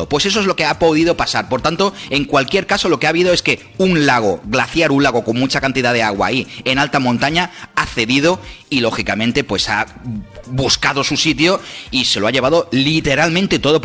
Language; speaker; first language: Spanish; native; Spanish